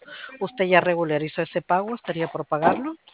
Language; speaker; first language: Spanish; native; Spanish